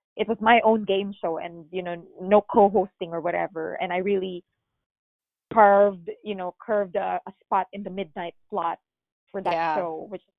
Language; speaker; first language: English; non-native, local second language; Filipino